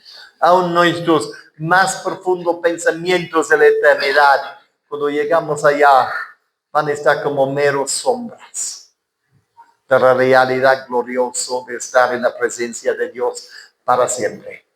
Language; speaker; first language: Spanish; non-native, fluent; English